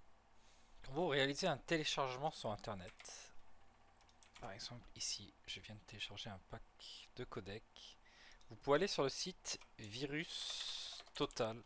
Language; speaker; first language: French; native; French